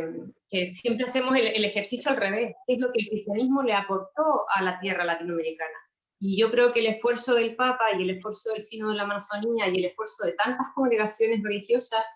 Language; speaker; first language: Spanish; native; Spanish